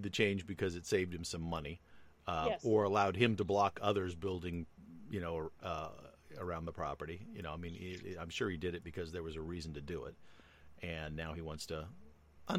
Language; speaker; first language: English; native; English